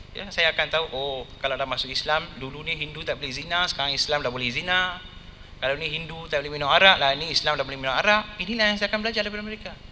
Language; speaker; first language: Malay; non-native, local second language; Tamil